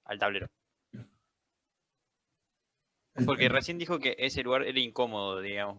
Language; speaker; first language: Spanish; native; Spanish